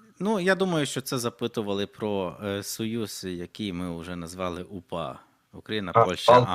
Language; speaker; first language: Ukrainian; native; Ukrainian